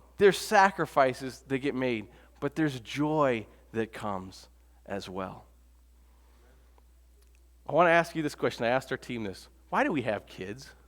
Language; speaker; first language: English; native; English